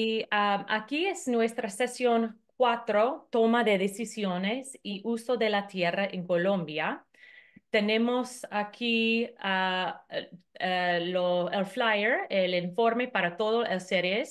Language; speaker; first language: Spanish; non-native, fluent; English